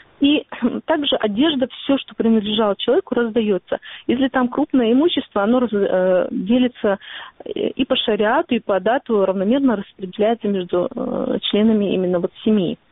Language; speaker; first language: Russian; non-native, local second language; Ingush